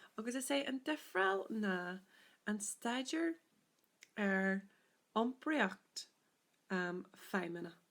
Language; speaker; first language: Irish; native; Irish